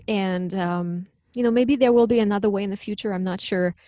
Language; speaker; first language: English; non-native, fluent; French